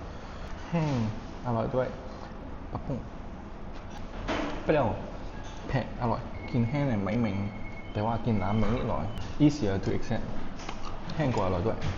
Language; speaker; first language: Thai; non-native, learner; Chinese